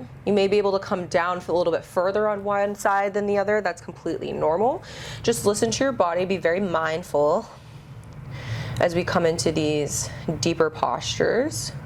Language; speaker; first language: English; native; English